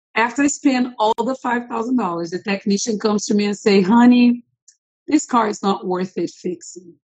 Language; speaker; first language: English; non-native, fluent; Portuguese